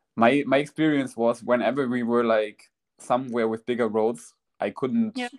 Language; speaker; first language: English; non-native, fluent; German